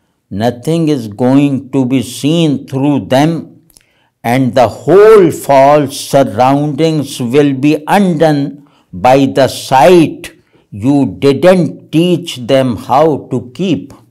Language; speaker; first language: English; non-native, local second language; Urdu